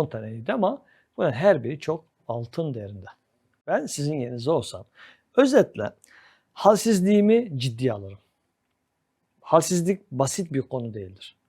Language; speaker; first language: Turkish; native; Turkish